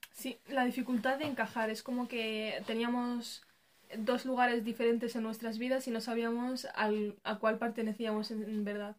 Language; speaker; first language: Spanish; early bilingual, other home language; Arabic